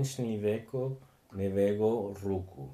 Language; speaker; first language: Polish; non-native, learner; French